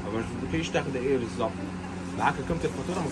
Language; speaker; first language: Arabic; native; Arabic